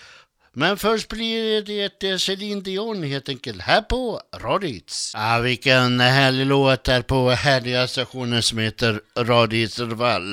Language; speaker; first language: Swedish; native; Swedish